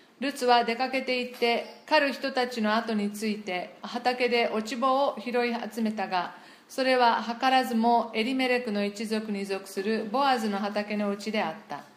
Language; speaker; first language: Japanese; non-native, fluent; English